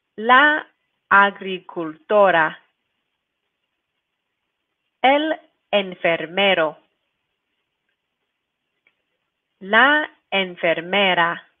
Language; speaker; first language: Spanish; non-native, fluent; English